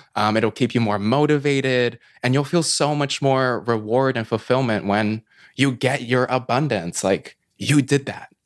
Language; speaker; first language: English; native; English